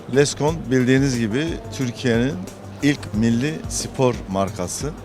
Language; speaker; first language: Turkish; native; Turkish